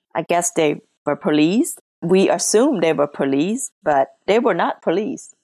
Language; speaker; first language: English; early bilingual, other home language; Lao